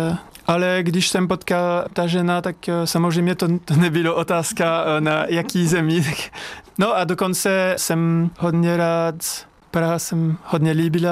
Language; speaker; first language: Czech; non-native, fluent; French